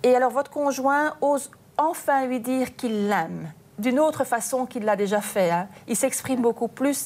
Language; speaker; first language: French; native; French